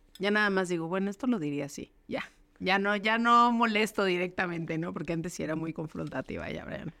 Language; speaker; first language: Spanish; native; Spanish